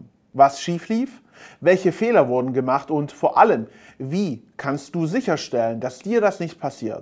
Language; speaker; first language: German; native; German